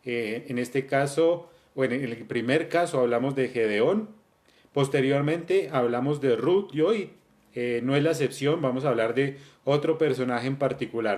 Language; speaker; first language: Spanish; native; Spanish